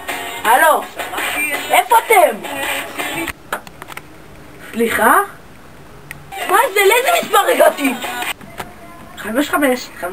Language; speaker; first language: Hebrew; native; Hebrew